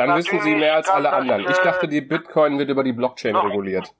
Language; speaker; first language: German; native; German